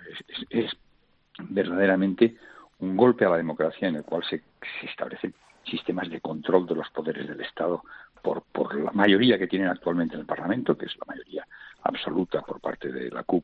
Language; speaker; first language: Spanish; non-native, local second language; Catalan